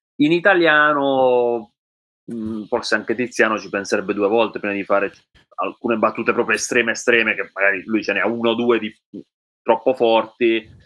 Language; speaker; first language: Italian; native; Italian